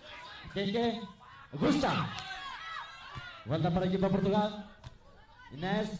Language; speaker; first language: Portuguese; non-native, local second language; Tetum